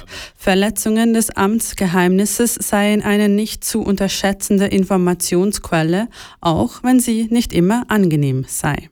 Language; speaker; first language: German; native; German